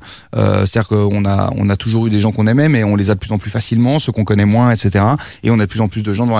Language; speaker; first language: French; native; French